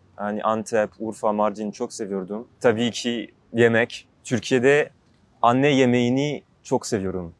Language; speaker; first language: Turkish; non-native, learner; French